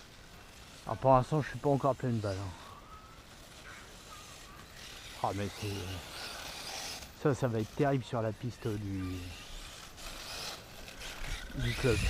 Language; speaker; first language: French; native; French